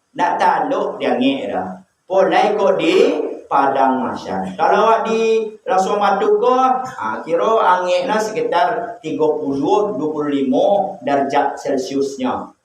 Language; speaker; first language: Malay; non-native, local second language; Minangkabau